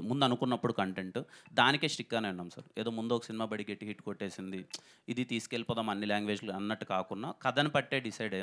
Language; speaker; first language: Telugu; native; Telugu